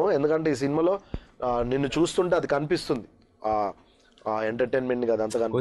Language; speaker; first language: Telugu; native; Telugu